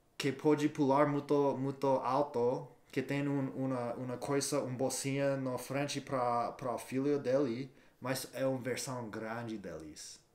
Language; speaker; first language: Portuguese; non-native, fluent; English